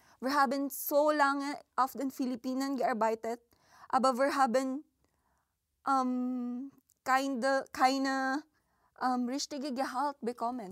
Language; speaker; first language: German; non-native, learner; Filipino